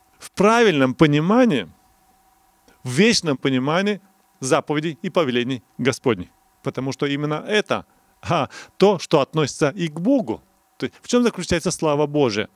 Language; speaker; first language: Russian; non-native, local second language; Romanian